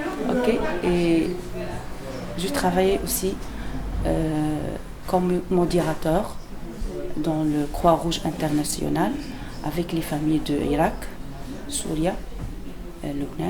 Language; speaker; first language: French; non-native, learner; Arabic